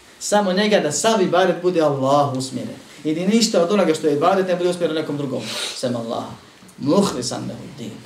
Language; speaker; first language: Bosnian; native; Bosnian